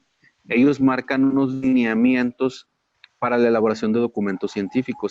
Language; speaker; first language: Spanish; native; Spanish